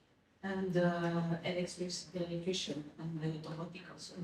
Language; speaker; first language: English; non-native, learner; French